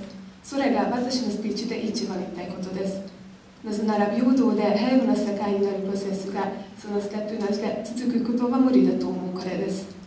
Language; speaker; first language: Japanese; non-native, learner; Hungarian